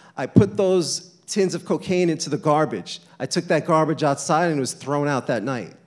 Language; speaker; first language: English; native; English